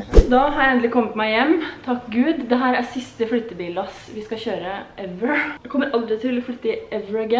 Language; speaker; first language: Norwegian; native; Norwegian